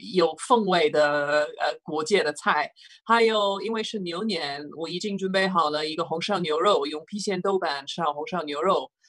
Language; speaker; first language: Chinese; non-native, fluent; English